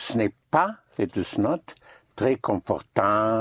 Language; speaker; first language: French; non-native, fluent; English